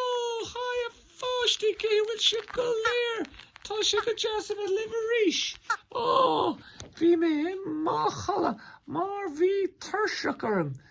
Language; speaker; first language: Irish; non-native, local second language; English